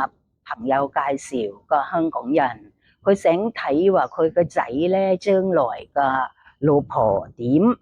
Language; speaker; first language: Cantonese; non-native, learner; Thai